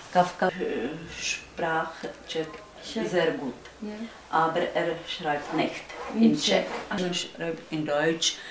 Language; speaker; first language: German; non-native, learner; Czech